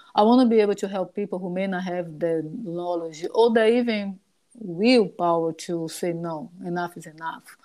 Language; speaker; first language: English; non-native, fluent; Portuguese